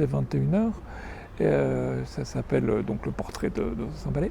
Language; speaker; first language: French; native; French